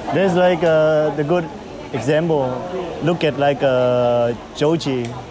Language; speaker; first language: English; non-native, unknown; Vietnamese